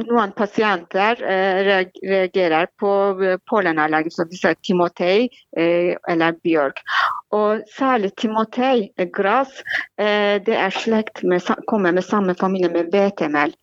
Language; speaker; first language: Norwegian; non-native, fluent; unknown